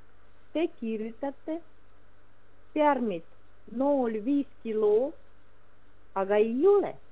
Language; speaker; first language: Estonian; non-native, learner; Russian